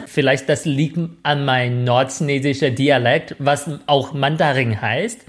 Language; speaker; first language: German; non-native, fluent; Chinese